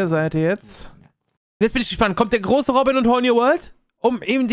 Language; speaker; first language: German; native; German